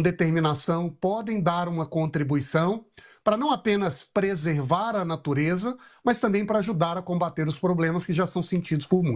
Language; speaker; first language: Portuguese; native; Portuguese